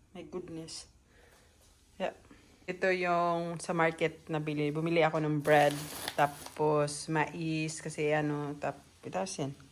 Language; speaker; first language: Filipino; non-native, local second language; Cebuano